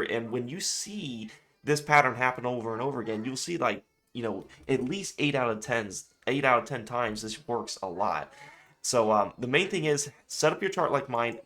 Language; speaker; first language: English; native; English